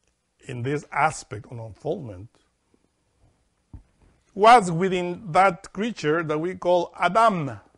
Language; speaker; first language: English; non-native, fluent; Spanish